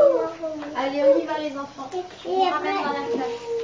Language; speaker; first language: French; native; French